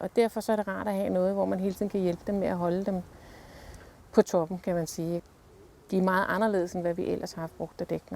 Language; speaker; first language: Danish; native; Danish